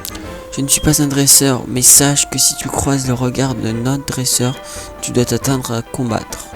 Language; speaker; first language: French; native; French